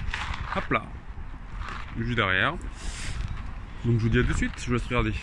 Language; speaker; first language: French; native; French